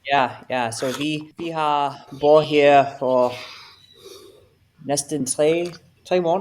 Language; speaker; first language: Danish; non-native, learner; English